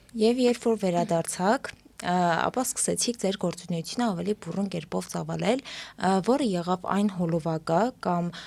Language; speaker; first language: Armenian; native; Armenian